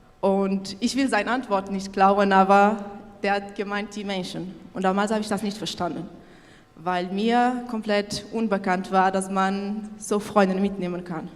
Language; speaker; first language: German; non-native, local second language; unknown